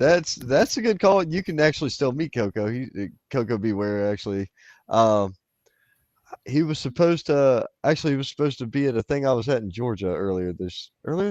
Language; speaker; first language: English; native; English